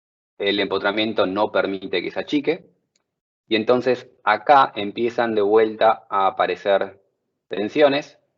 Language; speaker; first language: Spanish; native; Spanish